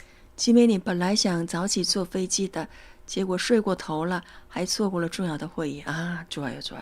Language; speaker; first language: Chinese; native; Chinese